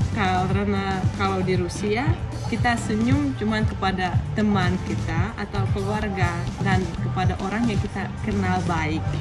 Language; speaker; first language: Indonesian; non-native, fluent; Russian